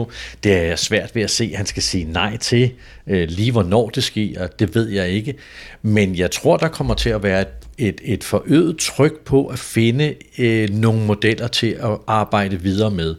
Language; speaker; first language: Danish; native; Danish